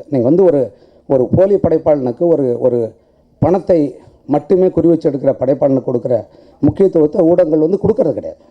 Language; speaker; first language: Tamil; native; Tamil